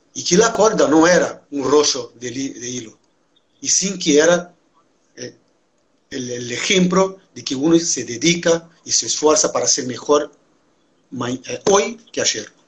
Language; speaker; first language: Spanish; non-native, fluent; Portuguese